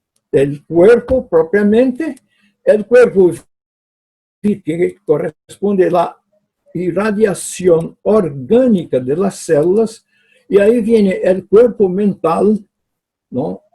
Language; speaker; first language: Spanish; non-native, fluent; Portuguese